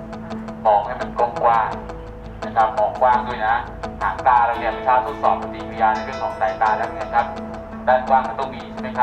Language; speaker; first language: Thai; native; Thai